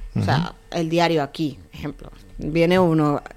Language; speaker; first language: Spanish; native; Spanish